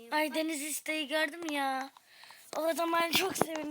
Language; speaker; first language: Turkish; native; Turkish